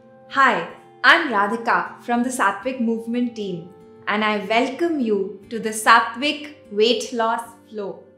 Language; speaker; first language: English; non-native, local second language; Hindi